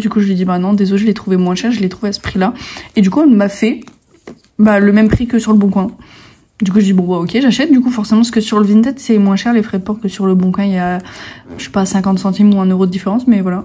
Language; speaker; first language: French; native; French